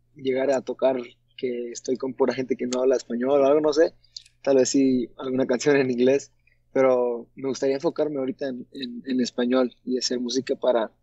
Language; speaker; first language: Spanish; early bilingual, heritage; Spanish